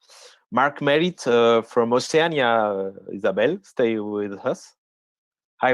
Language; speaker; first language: English; non-native, fluent; French